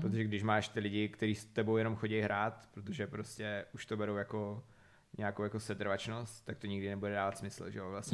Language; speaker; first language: Czech; native; Czech